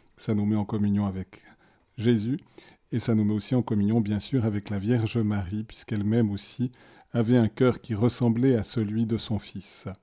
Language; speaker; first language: French; native; French